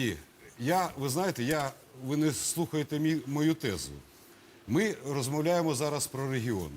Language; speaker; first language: Ukrainian; non-native, local second language; Russian